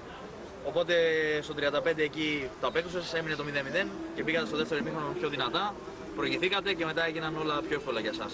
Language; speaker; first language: Greek; native; Greek